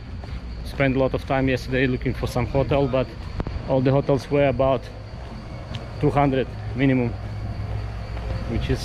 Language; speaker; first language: English; non-native, fluent; Russian